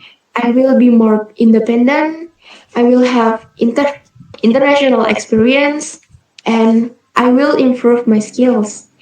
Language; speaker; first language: English; non-native, learner; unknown